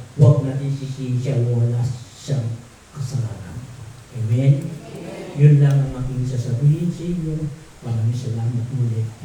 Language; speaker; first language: Filipino; non-native, local second language; Tausug